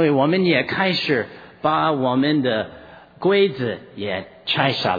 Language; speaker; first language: Chinese; non-native, fluent; English